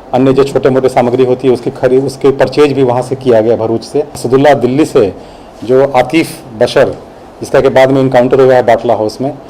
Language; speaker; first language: Hindi; non-native, local second language; Gujarati